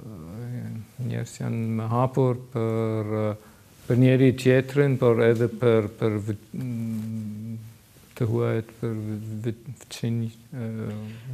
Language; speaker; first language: Albanian; non-native, learner; German